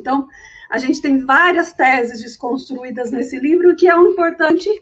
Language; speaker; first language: Portuguese; native; Portuguese